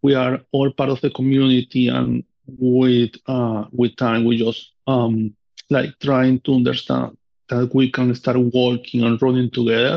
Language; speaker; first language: English; non-native, fluent; Spanish